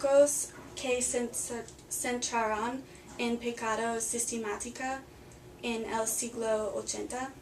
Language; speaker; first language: Spanish; non-native, learner; English